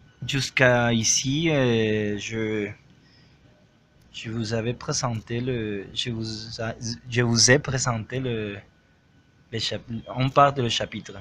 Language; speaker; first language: French; non-native, learner; Spanish